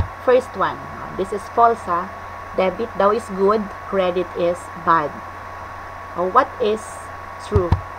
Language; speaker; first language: English; non-native, local second language; Filipino